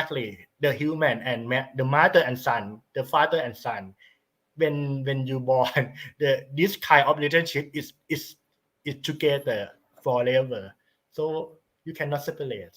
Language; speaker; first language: English; non-native, learner; Thai